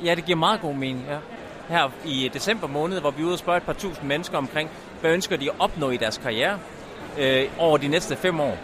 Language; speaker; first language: Danish; native; Danish